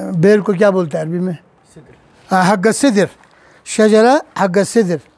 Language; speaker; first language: Arabic; non-native, fluent; Urdu